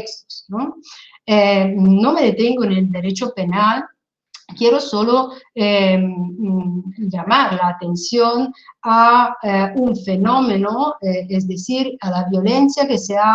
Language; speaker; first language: Spanish; non-native, fluent; Italian